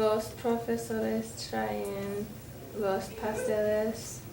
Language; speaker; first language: Spanish; non-native, learner; English